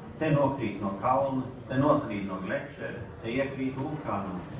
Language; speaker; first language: Latvian; early bilingual, heritage; Latvian